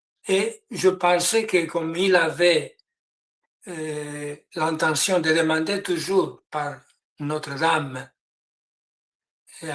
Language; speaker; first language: French; non-native, learner; Spanish